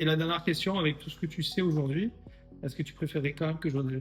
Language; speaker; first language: French; native; French